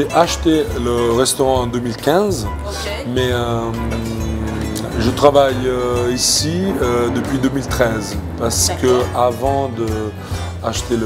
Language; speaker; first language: French; non-native, fluent; Italian